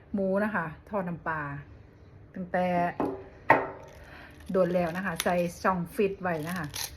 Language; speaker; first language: Thai; native; Thai